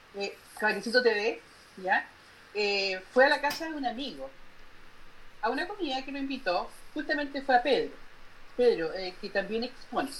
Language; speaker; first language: Spanish; native; Spanish